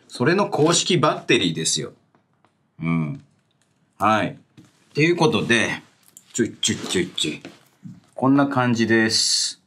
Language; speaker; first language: Japanese; native; Japanese